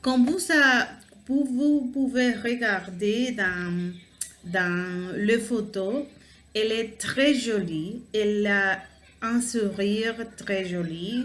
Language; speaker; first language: French; non-native, learner; Spanish